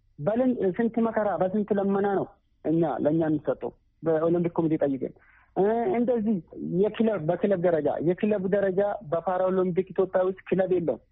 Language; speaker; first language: Amharic; native; Amharic